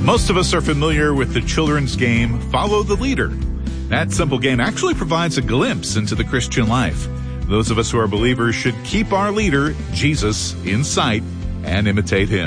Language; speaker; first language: English; native; English